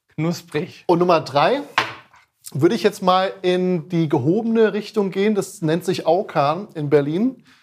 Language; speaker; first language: German; native; German